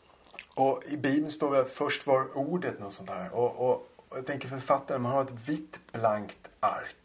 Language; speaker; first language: Swedish; native; Swedish